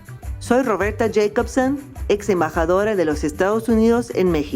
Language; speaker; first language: Spanish; non-native, fluent; English